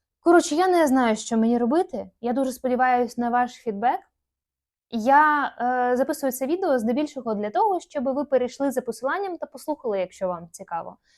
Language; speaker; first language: Ukrainian; non-native, local second language; Russian